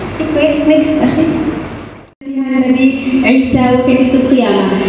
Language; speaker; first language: Indonesian; non-native, learner; Arabic